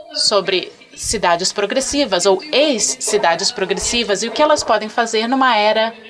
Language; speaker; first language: Portuguese; non-native, fluent; French